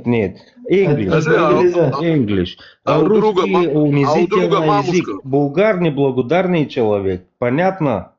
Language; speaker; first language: Russian; non-native, learner; Bulgarian